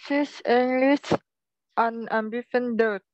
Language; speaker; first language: German; non-native, learner; Indonesian